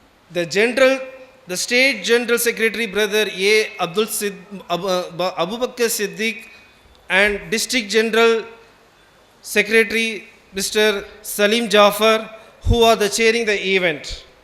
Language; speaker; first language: English; non-native, local second language; Tamil